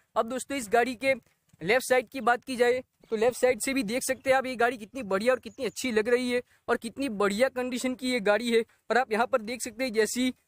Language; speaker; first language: Hindi; non-native, local second language; Gujarati